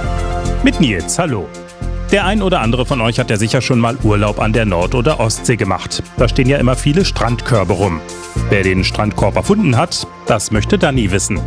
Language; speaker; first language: German; native; German